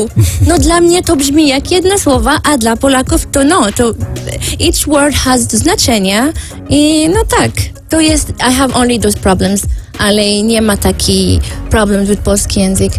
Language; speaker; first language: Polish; non-native, learner; Arabic